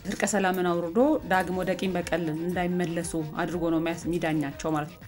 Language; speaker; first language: Amharic; native; Amharic